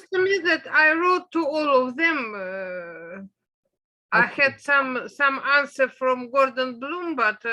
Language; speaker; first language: English; non-native, learner; Russian